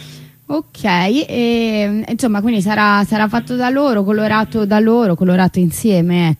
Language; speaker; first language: Italian; native; Italian